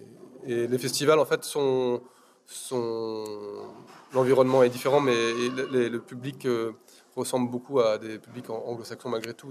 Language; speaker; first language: French; native; French